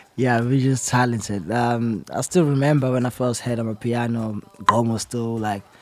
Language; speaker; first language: English; non-native, local second language; Zulu